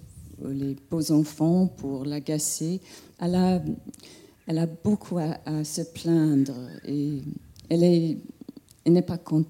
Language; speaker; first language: French; non-native, fluent; English